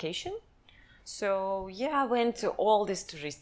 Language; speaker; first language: English; non-native, learner; Kazakh